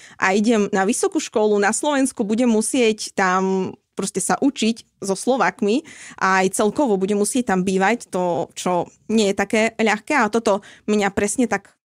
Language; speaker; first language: Slovak; non-native, fluent; Ukrainian